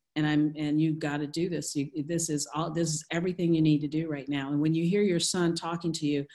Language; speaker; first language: English; native; English